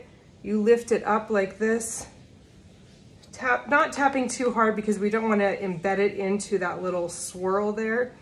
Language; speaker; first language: English; native; English